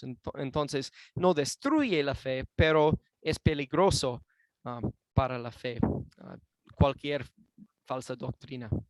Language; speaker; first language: Spanish; non-native, fluent; English